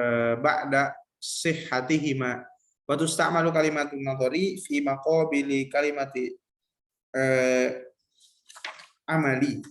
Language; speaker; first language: Arabic; non-native, learner; Indonesian